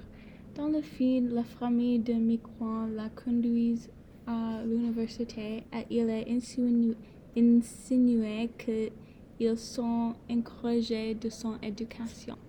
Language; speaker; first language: French; non-native, learner; English